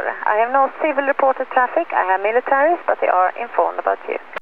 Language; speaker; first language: English; non-native, fluent; Swedish